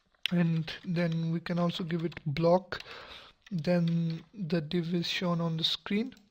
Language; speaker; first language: English; non-native, local second language; Urdu